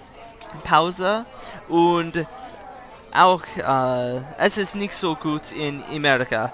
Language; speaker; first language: German; non-native, learner; English